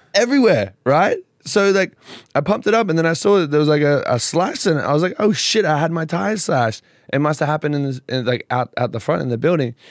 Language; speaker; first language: English; native; English